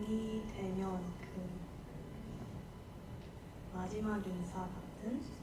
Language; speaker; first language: Korean; non-native, learner; Japanese